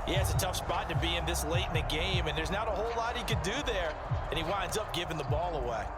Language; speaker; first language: English; native; English